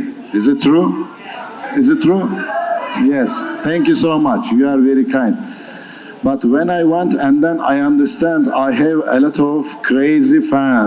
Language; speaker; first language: English; non-native, learner; Turkish